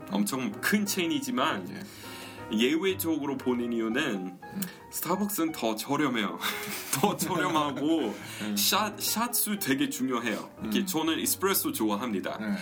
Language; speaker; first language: Korean; non-native, fluent; English